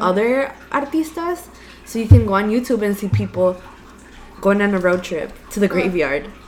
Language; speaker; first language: English; early bilingual, other home language; Spanish